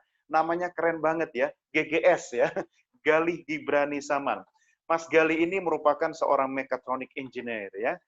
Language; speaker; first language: Indonesian; native; Indonesian